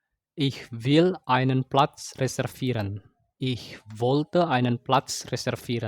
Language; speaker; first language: German; non-native, fluent; Indonesian